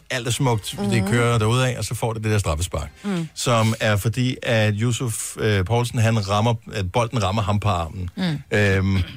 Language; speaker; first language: Danish; native; Danish